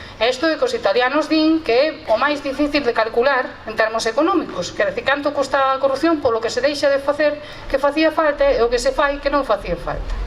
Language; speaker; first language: Galician; non-native, local second language; Spanish